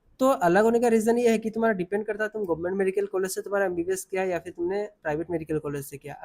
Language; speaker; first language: Hindi; non-native, local second language; Assamese